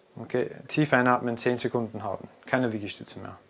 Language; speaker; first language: German; non-native, fluent; English